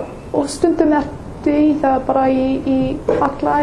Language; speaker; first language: Icelandic; non-native, learner; English